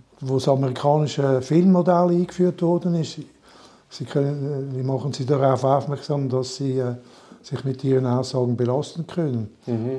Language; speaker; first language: German; non-native, local second language; French